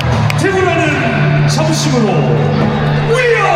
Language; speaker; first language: Korean; native; Korean